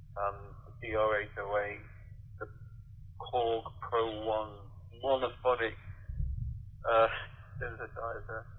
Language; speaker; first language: English; native; English